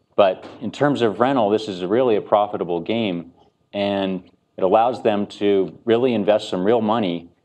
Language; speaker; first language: English; native; English